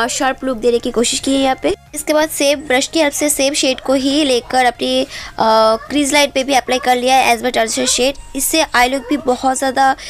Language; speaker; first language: Hindi; non-native, local second language; Bangla